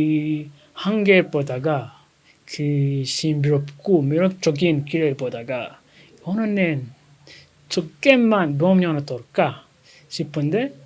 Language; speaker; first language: Korean; non-native, fluent; Kinyarwanda